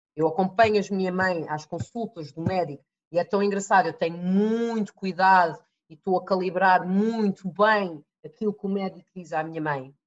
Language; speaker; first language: Portuguese; early bilingual, other home language; English